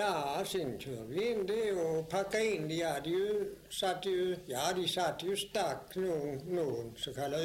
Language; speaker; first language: Swedish; native; Swedish